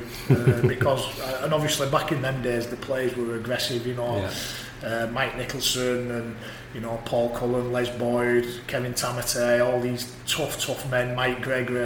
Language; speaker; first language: English; native; English